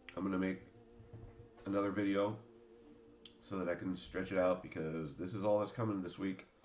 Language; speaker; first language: English; native; English